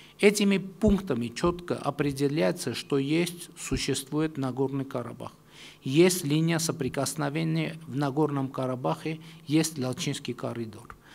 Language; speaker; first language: Russian; non-native, local second language; Armenian